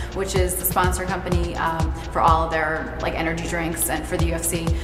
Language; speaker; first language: English; native; English